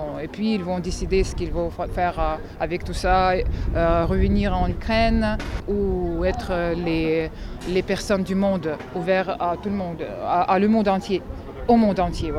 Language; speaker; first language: French; non-native, fluent; Russian